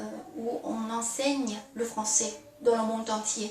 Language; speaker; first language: French; non-native, fluent; Chinese